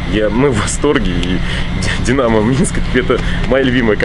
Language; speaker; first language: Russian; native; Russian